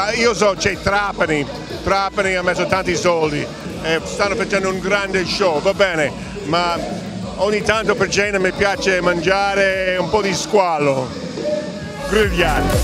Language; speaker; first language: Italian; non-native, fluent; English